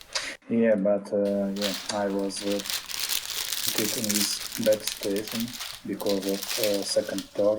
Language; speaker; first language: English; non-native, fluent; Russian